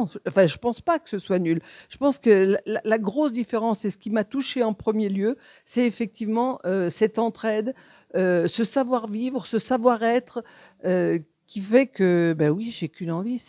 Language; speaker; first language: French; native; French